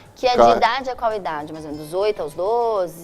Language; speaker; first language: Portuguese; native; Portuguese